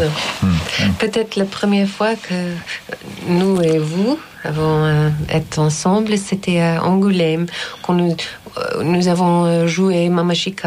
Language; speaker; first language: French; non-native, learner; English